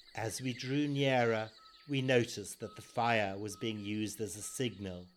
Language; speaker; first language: English; native; English